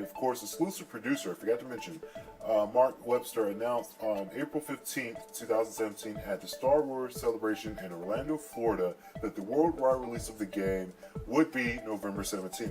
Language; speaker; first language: English; native; English